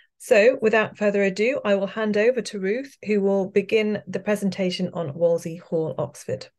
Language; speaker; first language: English; native; English